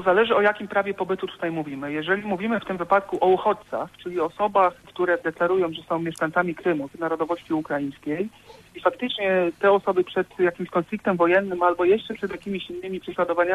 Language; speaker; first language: Polish; native; Polish